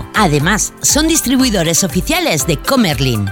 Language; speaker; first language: Spanish; native; Spanish